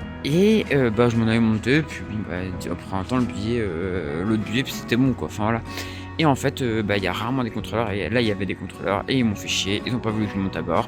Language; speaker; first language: French; native; French